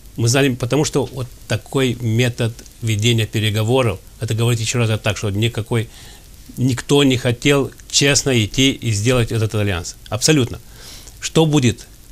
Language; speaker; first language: Russian; non-native, fluent; Romanian